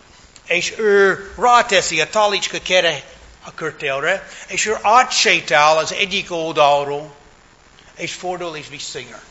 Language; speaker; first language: Hungarian; non-native, fluent; English